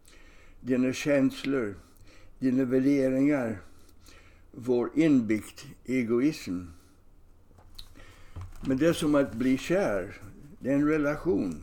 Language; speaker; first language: Swedish; non-native, fluent; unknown